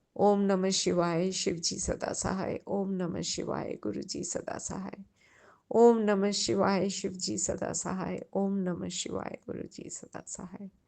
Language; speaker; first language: Hindi; non-native, local second language; Bangla